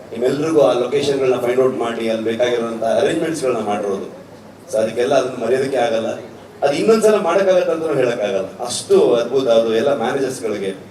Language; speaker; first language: Kannada; native; Kannada